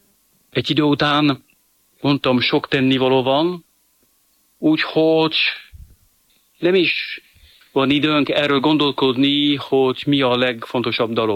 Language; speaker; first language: Hungarian; non-native, fluent; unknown